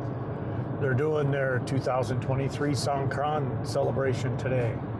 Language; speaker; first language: English; native; English